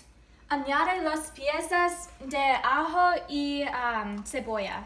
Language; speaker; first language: Spanish; non-native, learner; English